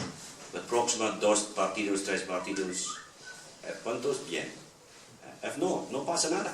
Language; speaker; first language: Spanish; non-native, learner; English